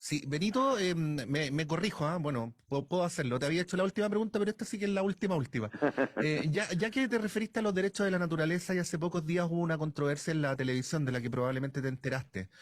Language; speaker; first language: Spanish; native; Spanish